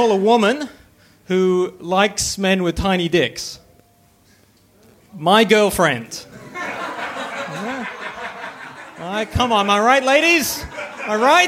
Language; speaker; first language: English; native; English